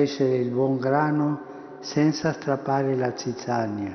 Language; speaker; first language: Italian; early bilingual, heritage; Spanish